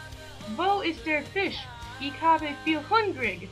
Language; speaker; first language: German; non-native, learner; English